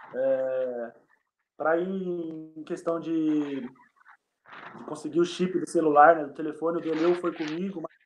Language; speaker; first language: Portuguese; native; Portuguese